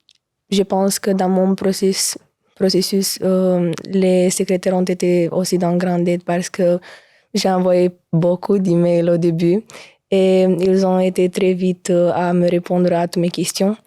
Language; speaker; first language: French; non-native, learner; Romanian